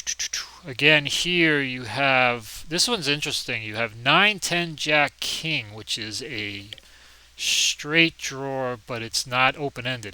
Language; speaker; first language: English; native; English